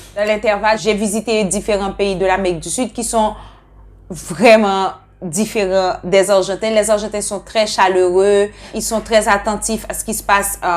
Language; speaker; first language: French; non-native, local second language; Haitian Creole